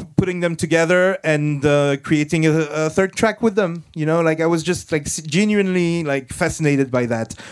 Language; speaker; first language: English; non-native, fluent; French